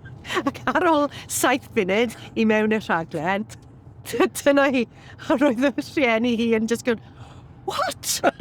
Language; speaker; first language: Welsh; non-native, local second language; English